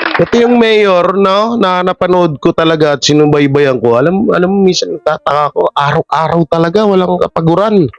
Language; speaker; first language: Filipino; native; Filipino